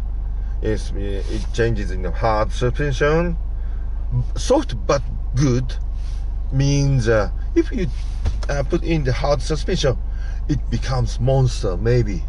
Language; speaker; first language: English; non-native, learner; Japanese